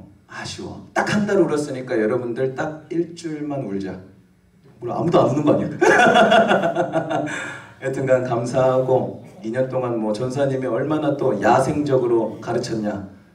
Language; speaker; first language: Korean; native; Korean